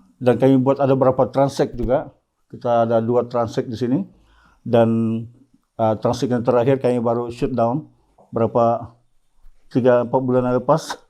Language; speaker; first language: Malay; native; Malay